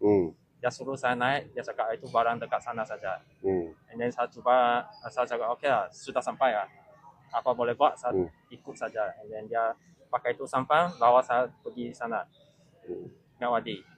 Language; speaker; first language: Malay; non-native, local second language; Chinese